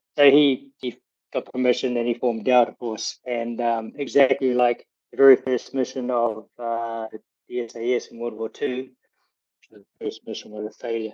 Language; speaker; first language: English; native; English